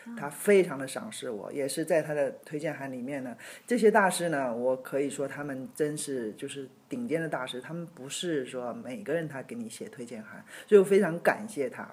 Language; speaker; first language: Chinese; native; Chinese